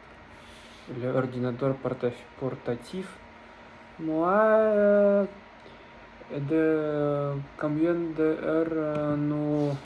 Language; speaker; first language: French; non-native, learner; Russian